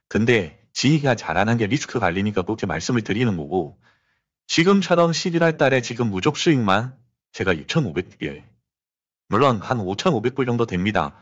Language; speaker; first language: Korean; native; Korean